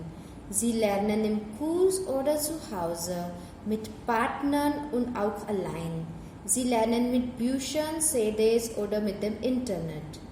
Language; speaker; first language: German; non-native, fluent; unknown